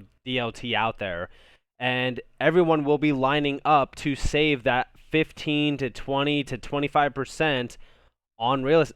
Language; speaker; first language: English; native; English